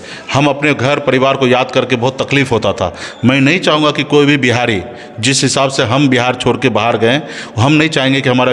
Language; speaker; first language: Hindi; native; Hindi